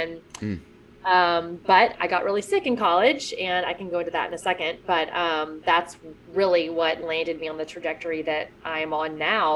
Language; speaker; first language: English; native; English